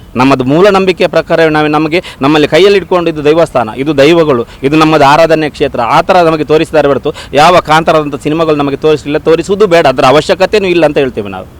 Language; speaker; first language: Kannada; non-native, local second language; Tulu